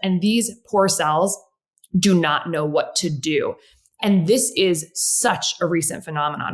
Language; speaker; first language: English; native; English